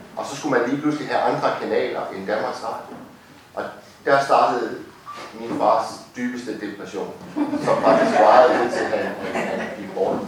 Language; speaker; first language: Danish; native; Danish